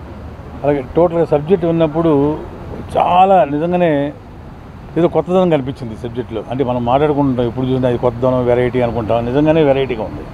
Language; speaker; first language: Telugu; native; Telugu